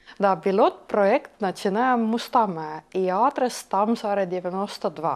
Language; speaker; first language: Russian; non-native, local second language; Estonian